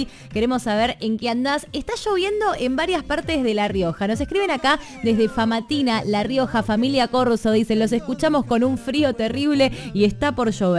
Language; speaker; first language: Spanish; native; Spanish